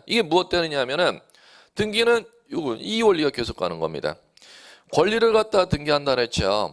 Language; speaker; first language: Korean; native; Korean